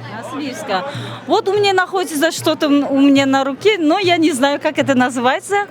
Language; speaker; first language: Russian; non-native, learner; Turkmen